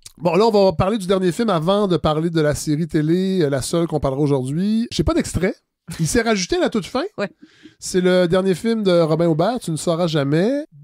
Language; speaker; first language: French; native; French